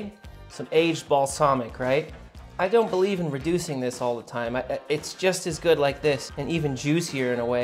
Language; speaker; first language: English; native; English